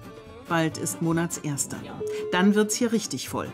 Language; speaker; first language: German; native; German